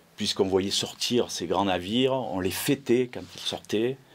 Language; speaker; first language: French; native; French